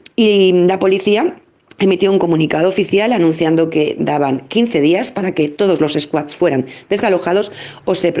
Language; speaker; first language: Spanish; native; Spanish